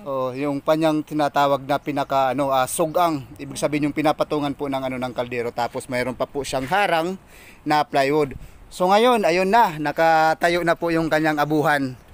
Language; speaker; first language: Filipino; non-native, local second language; Waray